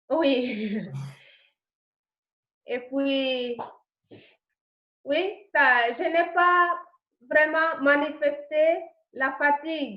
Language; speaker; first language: French; non-native, learner; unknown